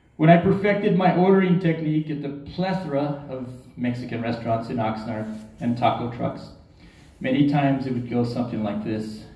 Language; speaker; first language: English; native; English